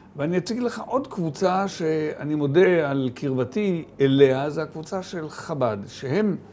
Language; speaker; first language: Hebrew; native; Hebrew